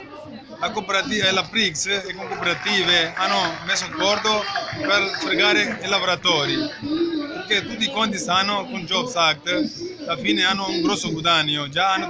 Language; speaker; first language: Italian; non-native, learner; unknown